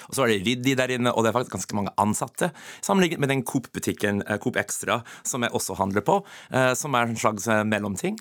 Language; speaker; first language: Norwegian; non-native, fluent; English